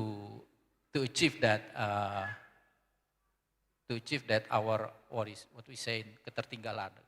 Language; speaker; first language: English; non-native, learner; Indonesian